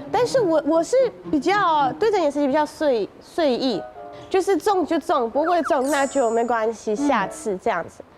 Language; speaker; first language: Chinese; non-native, fluent; Russian